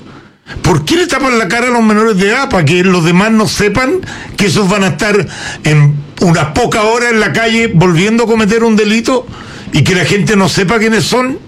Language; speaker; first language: Spanish; native; Spanish